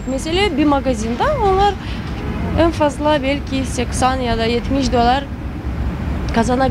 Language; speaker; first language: Turkish; non-native, fluent; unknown